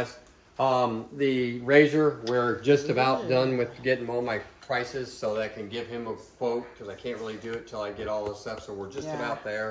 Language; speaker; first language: English; native; English